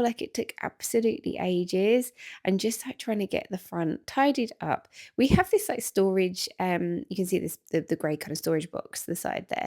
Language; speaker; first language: English; native; English